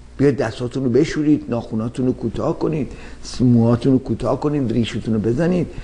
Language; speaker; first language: Persian; native; Persian